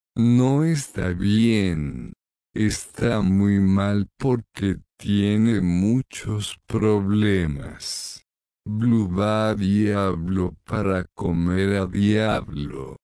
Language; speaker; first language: Spanish; non-native, learner; English